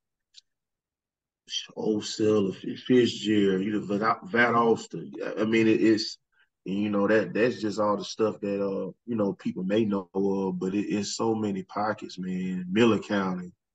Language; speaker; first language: English; native; English